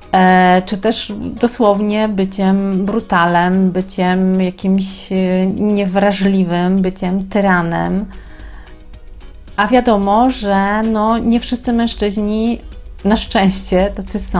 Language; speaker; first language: Polish; native; Polish